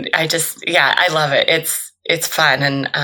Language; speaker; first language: English; native; English